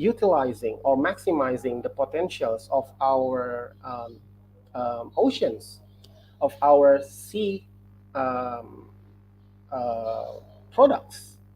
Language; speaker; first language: English; non-native, fluent; Indonesian